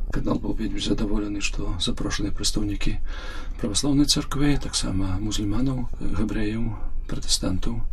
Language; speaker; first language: Belarusian; non-native, local second language; Polish